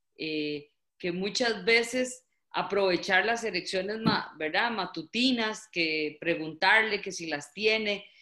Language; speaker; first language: Spanish; native; Spanish